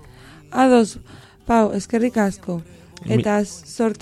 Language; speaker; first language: Basque; non-native, learner; Spanish